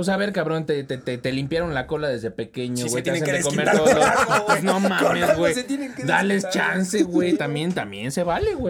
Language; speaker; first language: Spanish; native; Spanish